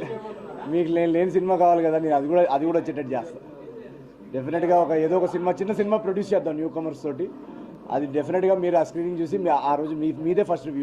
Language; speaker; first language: Telugu; native; Telugu